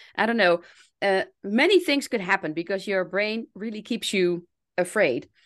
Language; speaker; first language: English; non-native, fluent; Dutch